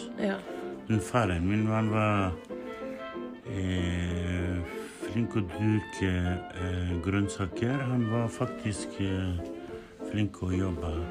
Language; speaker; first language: Norwegian; non-native, learner; Kurdish